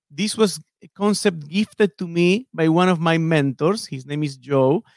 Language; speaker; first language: English; non-native, fluent; Spanish